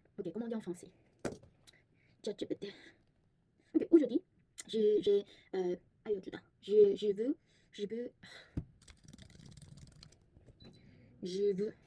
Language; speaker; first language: French; non-native, learner; Korean